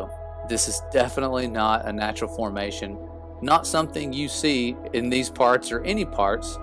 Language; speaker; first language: English; native; English